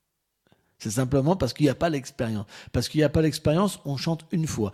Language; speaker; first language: French; native; French